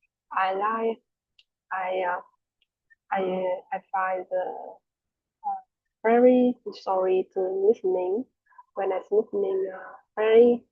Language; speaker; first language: English; non-native, learner; Vietnamese